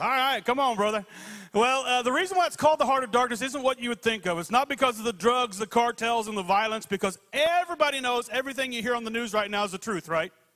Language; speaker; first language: English; native; English